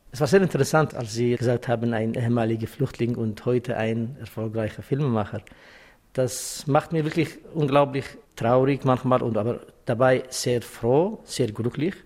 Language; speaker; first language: German; non-native, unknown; Kurdish